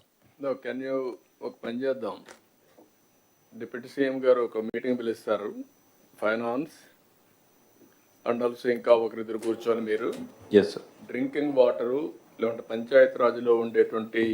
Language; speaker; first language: Telugu; native; Telugu